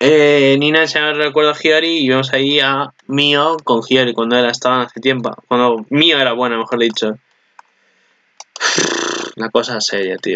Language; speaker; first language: Spanish; native; Spanish